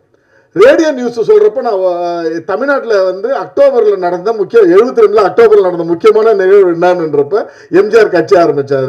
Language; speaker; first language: Tamil; native; Tamil